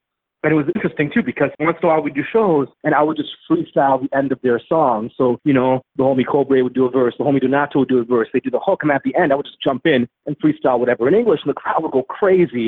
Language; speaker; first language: English; native; English